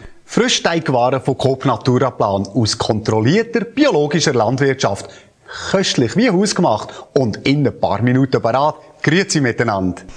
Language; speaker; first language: German; native; German